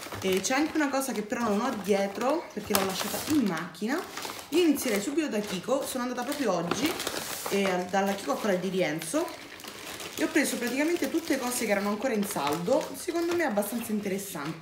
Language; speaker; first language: Italian; native; Italian